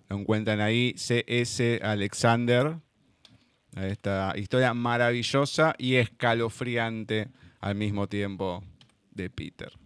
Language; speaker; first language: Spanish; native; Spanish